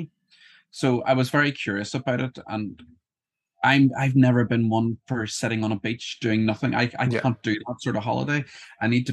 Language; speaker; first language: English; native; English